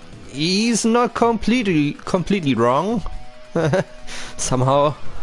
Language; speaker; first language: English; non-native, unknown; German